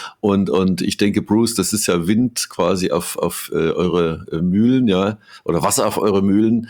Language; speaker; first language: German; native; German